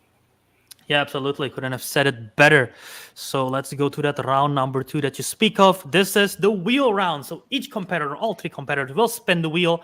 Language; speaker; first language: English; native; English